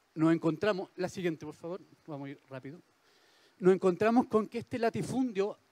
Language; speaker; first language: Spanish; native; Spanish